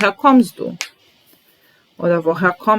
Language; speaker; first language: German; non-native, fluent; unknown